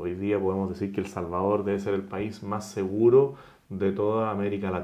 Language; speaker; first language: Spanish; native; Spanish